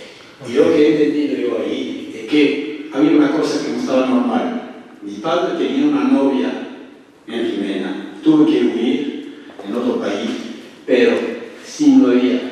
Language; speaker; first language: Spanish; early bilingual, heritage; French